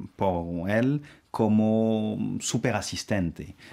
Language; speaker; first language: Spanish; non-native, fluent; French